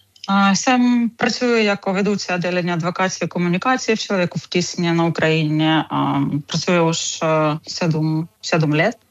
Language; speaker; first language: Czech; non-native, fluent; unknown